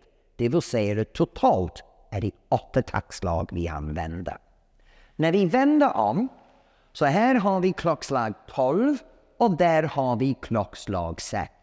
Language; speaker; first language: Swedish; non-native, fluent; English